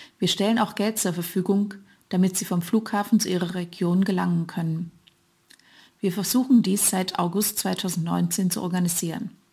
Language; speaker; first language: German; native; German